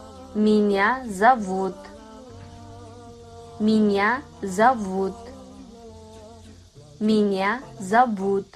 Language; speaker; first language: Russian; non-native, fluent; Kazakh